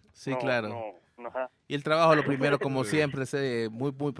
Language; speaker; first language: Spanish; native; Spanish